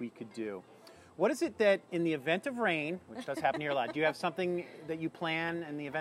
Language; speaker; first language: English; native; English